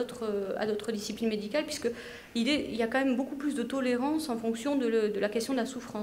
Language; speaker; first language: French; native; French